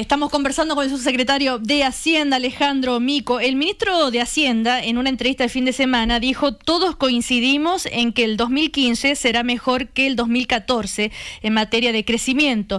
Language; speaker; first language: Spanish; native; Spanish